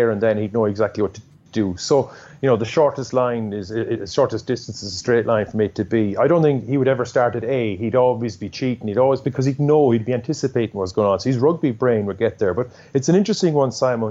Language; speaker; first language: English; native; English